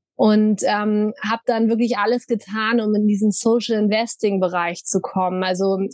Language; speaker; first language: German; native; German